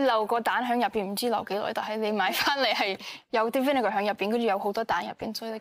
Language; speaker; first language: Cantonese; early bilingual, heritage; Cantonese